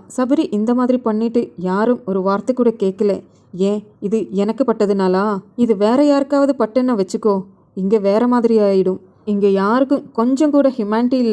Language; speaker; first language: Tamil; non-native, fluent; Malayalam